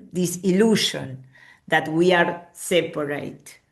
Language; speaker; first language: English; non-native, fluent; Spanish